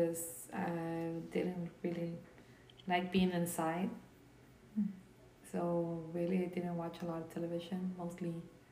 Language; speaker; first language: English; early bilingual, other home language; Spanish